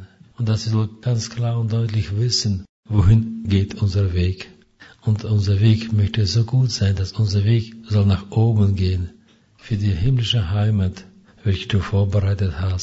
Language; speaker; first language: German; non-native, fluent; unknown